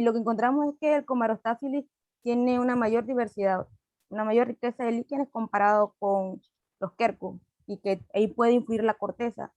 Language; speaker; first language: Spanish; native; Spanish